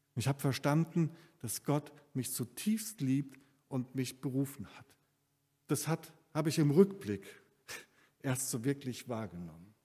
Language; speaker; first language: German; native; German